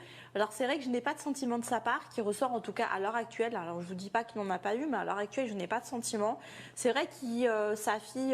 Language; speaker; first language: French; native; French